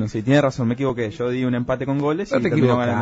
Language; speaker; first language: Spanish; native; Spanish